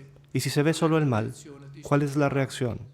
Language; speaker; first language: Spanish; non-native, fluent; Italian